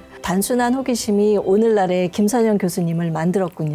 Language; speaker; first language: Korean; native; Korean